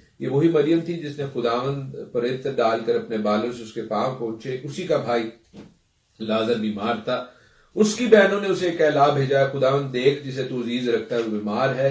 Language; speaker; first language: Urdu; non-native, local second language; Punjabi